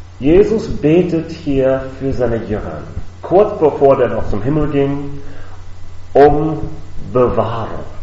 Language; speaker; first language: German; non-native, fluent; English